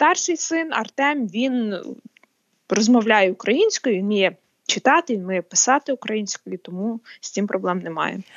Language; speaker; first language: Ukrainian; native; Ukrainian